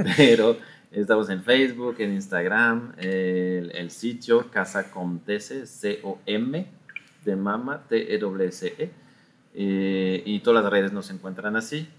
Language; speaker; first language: Spanish; non-native, fluent; French